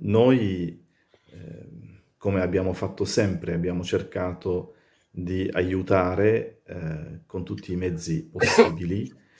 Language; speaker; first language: Italian; non-native, fluent; Arabic